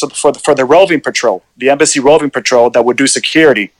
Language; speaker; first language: English; early bilingual, other home language; Spanish